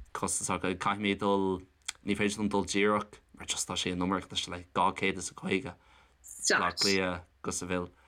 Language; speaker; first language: Irish; non-native, local second language; English